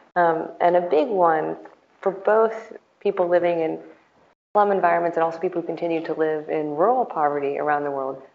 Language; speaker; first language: English; native; English